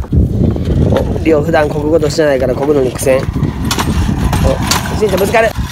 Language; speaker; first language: Japanese; native; Japanese